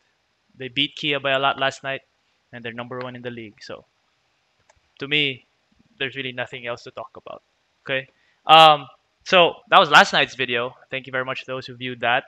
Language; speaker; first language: English; non-native, local second language; Filipino